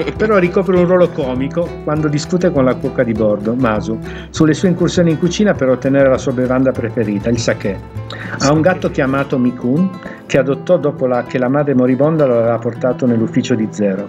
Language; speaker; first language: Italian; native; Italian